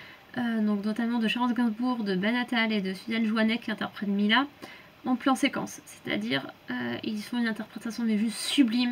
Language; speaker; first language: French; native; French